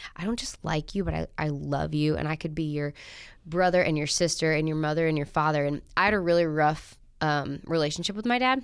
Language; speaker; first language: English; native; English